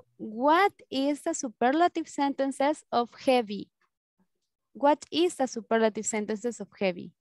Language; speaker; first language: English; non-native, learner; Spanish